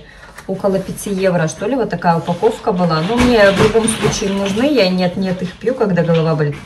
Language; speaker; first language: Russian; native; Russian